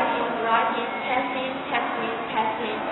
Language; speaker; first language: English; non-native, learner; Chinese